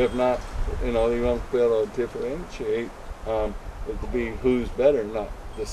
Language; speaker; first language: English; native; English